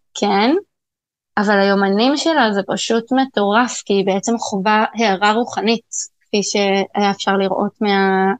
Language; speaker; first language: Hebrew; native; Hebrew